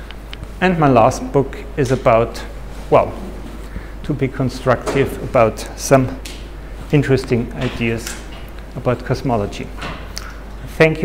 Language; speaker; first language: English; non-native, fluent; German